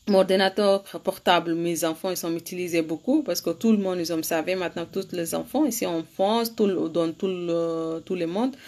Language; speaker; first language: French; non-native, learner; Arabic